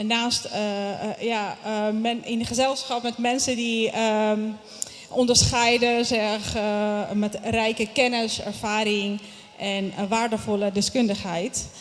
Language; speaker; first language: Dutch; non-native, fluent; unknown